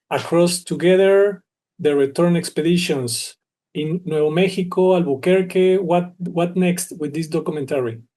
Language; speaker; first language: English; non-native, learner; Spanish